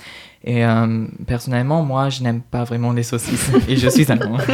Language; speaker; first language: French; non-native, fluent; German